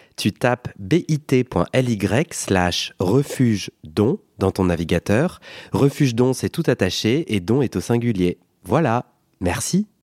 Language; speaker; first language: French; native; French